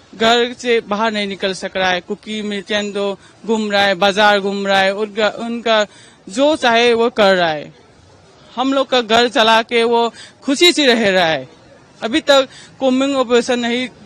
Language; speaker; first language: Hindi; non-native, local second language; Manipuri